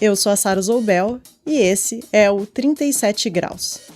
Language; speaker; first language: Portuguese; native; Portuguese